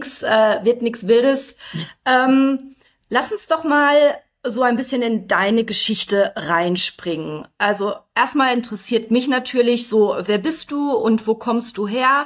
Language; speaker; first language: German; native; German